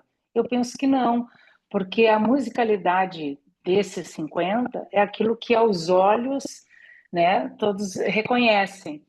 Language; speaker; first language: Portuguese; native; Portuguese